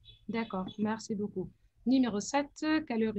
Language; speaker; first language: French; non-native, fluent; Arabic